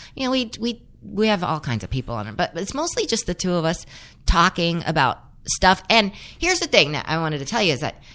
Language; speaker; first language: English; native; English